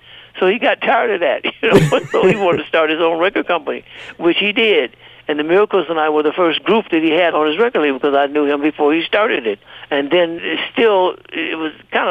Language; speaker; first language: English; native; English